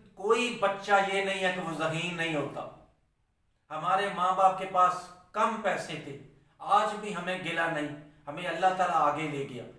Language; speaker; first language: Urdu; non-native, local second language; Punjabi